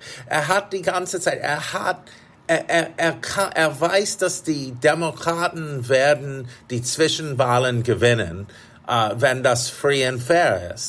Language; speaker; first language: German; non-native, fluent; English